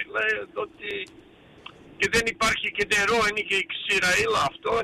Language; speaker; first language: Greek; early bilingual, heritage; Greek